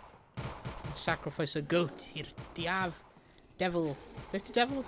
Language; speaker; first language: Welsh; native; Welsh